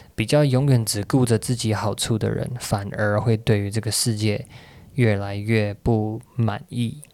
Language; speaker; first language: Chinese; early bilingual, other home language; English